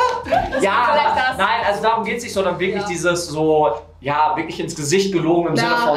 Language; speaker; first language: German; native; German